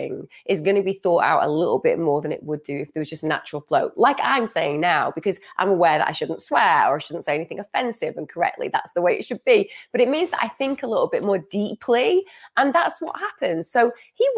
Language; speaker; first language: English; native; English